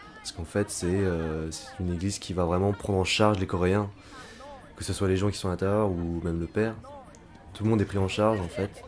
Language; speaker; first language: French; early bilingual, other home language; Korean